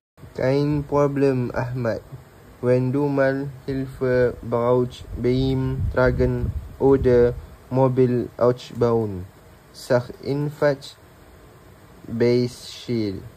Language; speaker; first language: German; non-native, learner; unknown